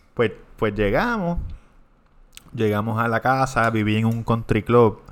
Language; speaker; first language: Spanish; native; Spanish